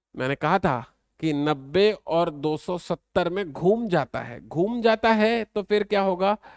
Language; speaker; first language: Hindi; native; Hindi